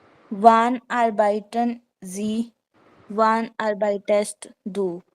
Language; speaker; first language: German; non-native, learner; Hindi